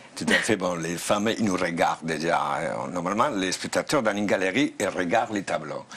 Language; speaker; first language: French; non-native, fluent; Spanish